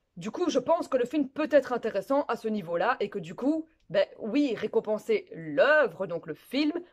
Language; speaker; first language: French; native; French